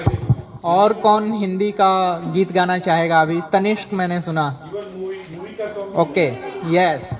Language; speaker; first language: Hindi; native; Hindi